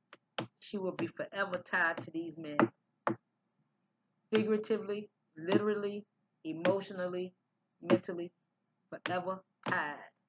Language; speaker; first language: English; native; English